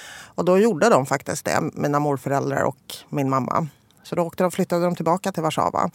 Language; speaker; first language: Swedish; early bilingual, other home language; Polish